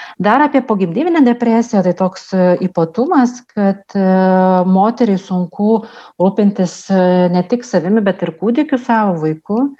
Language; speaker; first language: Lithuanian; non-native, local second language; Russian